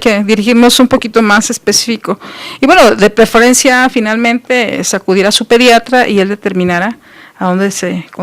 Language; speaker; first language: Spanish; native; Spanish